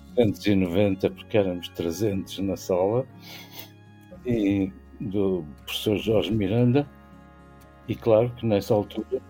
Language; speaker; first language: Portuguese; native; Portuguese